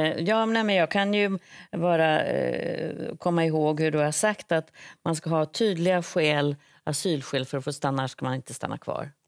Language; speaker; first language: Swedish; native; Swedish